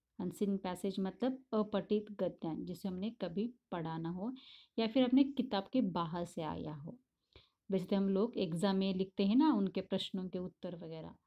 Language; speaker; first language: Hindi; non-native, local second language; Tamil